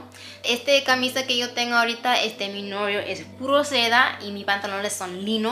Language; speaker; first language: Spanish; non-native, fluent; English